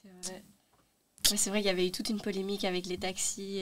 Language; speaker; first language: French; native; French